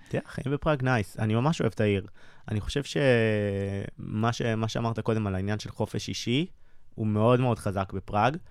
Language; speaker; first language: Hebrew; native; Hebrew